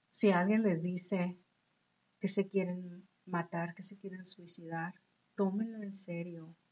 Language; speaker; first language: Spanish; early bilingual, heritage; Spanish